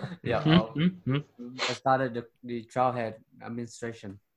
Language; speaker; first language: English; non-native, fluent; Vietnamese